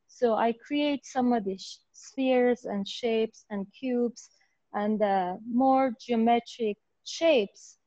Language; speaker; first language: English; native; English